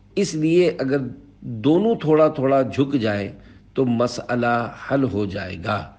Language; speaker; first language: Urdu; native; Urdu